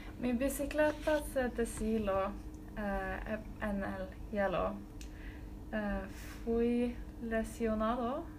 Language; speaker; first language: Spanish; non-native, learner; Norwegian